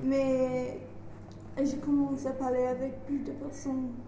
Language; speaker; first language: French; non-native, learner; English